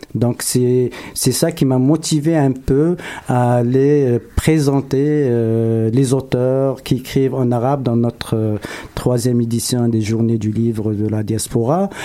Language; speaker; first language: French; non-native, local second language; Arabic